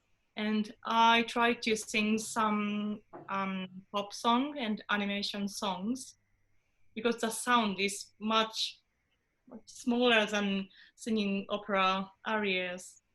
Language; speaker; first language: English; non-native, fluent; Japanese